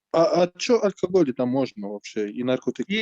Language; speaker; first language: Russian; non-native, learner; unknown